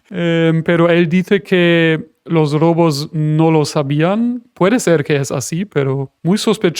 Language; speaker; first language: Spanish; non-native, fluent; German